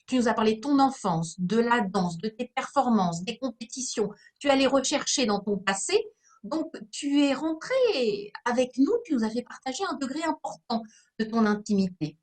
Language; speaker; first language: French; native; French